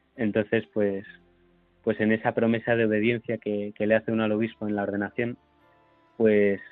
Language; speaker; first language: Spanish; native; Spanish